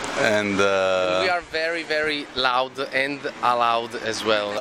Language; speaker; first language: English; non-native, learner; Italian